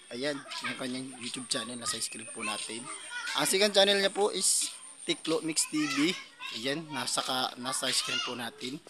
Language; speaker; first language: Filipino; non-native, local second language; Waray